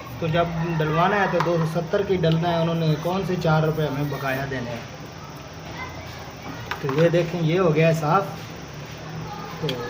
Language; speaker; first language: Urdu; non-native, local second language; Punjabi